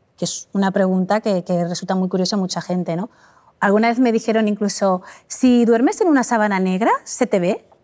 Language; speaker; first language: Spanish; early bilingual, other home language; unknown